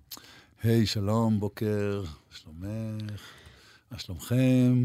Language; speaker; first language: Hebrew; native; Hebrew